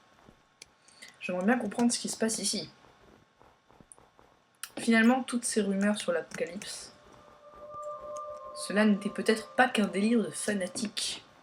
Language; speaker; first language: French; native; French